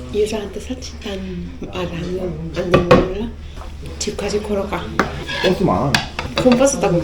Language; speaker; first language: Korean; non-native, learner; Arabic